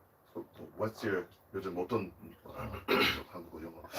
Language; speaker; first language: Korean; non-native, learner; English